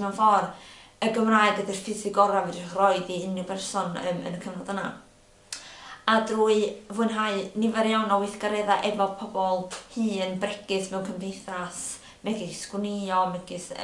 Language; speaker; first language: Welsh; native; Welsh